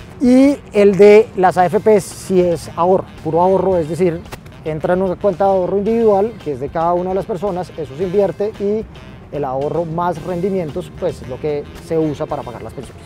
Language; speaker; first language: Spanish; native; Spanish